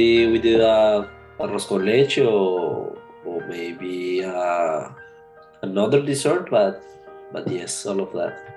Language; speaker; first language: English; non-native, learner; Spanish